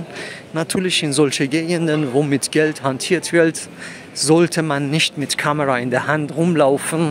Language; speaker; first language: German; non-native, fluent; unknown